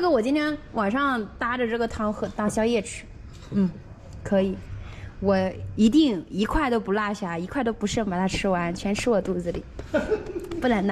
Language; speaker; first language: Chinese; native; Chinese